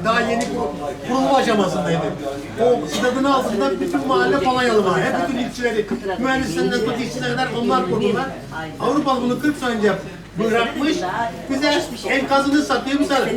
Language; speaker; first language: Turkish; native; Turkish